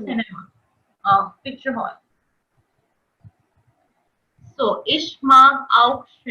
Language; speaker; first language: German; non-native, fluent; Hindi